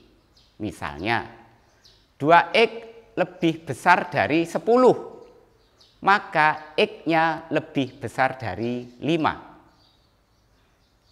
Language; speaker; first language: Indonesian; native; Indonesian